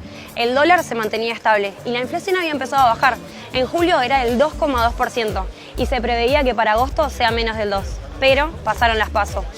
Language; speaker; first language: Spanish; native; Spanish